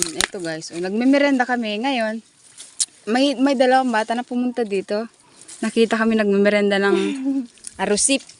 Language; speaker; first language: Filipino; non-native, local second language; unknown